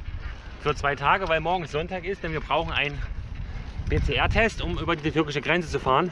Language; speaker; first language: German; native; German